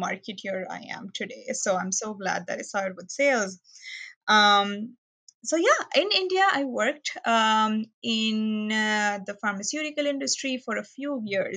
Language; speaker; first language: English; non-native, local second language; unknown